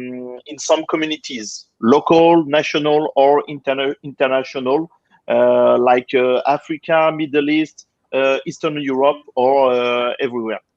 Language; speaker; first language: English; non-native, fluent; French